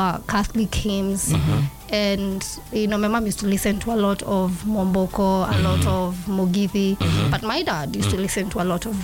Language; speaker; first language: English; non-native, local second language; Kikuyu